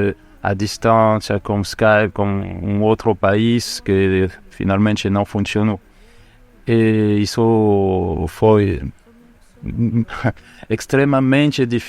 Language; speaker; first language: Portuguese; non-native, fluent; French